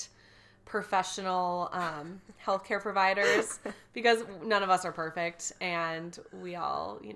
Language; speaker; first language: English; native; English